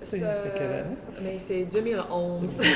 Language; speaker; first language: French; non-native, local second language; English